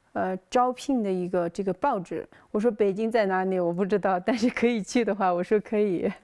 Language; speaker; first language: Chinese; non-native, local second language; Tibetan